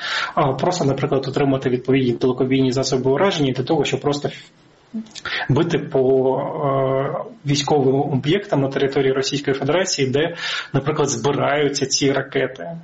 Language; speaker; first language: Ukrainian; native; Ukrainian